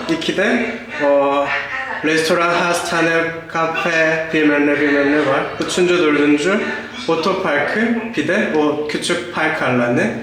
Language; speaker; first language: Turkish; non-native, learner; Korean